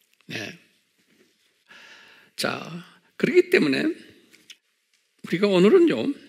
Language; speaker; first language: Korean; native; Korean